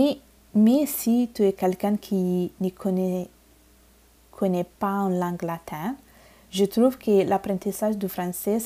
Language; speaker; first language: French; non-native, fluent; Bangla